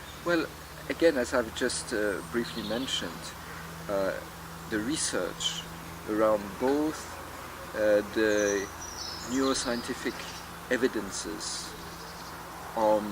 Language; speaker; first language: English; non-native, fluent; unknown